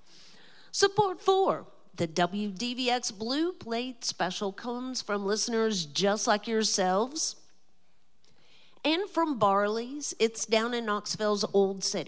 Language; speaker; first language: English; native; English